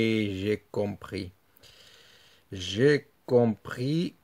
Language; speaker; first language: French; non-native, fluent; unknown